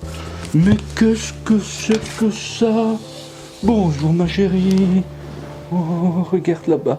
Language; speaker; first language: French; native; French